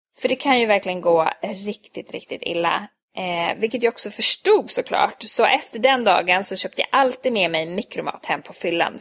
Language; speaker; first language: Swedish; early bilingual, other home language; Hungarian